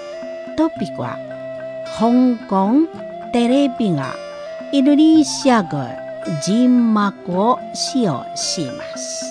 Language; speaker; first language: Japanese; non-native, fluent; Indonesian